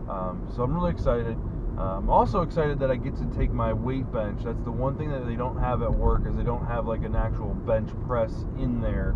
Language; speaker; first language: English; native; English